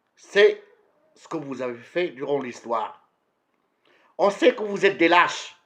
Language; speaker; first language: French; non-native, local second language; Arabic